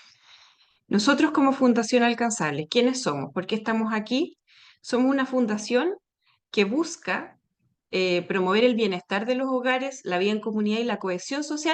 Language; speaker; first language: Spanish; native; Spanish